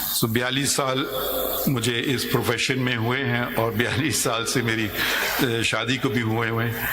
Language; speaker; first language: Urdu; non-native, local second language; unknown